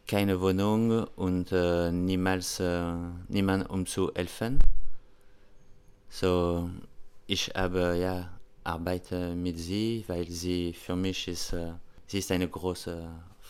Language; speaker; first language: German; non-native, learner; French